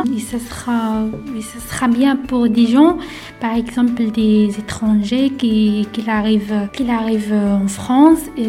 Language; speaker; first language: French; non-native, learner; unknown